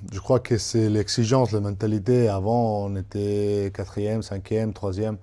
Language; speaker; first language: French; non-native, fluent; Spanish